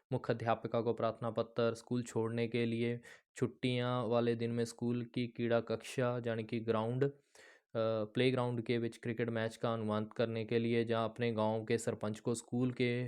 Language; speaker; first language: Hindi; non-native, local second language; Punjabi